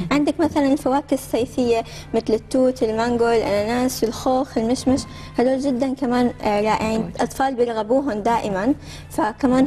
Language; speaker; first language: Arabic; native; Arabic